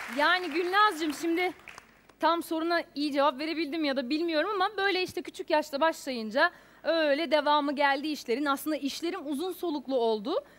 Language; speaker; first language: Turkish; native; Turkish